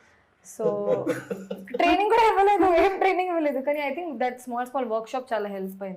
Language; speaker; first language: Telugu; non-native, fluent; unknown